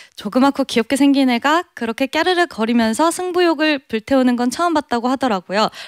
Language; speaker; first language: Korean; native; Korean